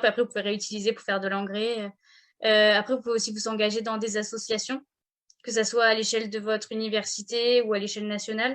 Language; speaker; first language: French; native; French